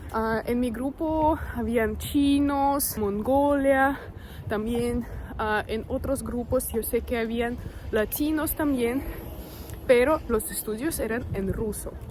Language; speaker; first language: Spanish; non-native, fluent; Russian